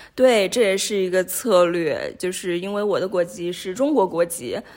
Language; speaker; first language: Chinese; native; Chinese